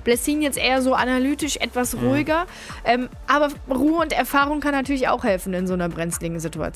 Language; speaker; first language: German; native; German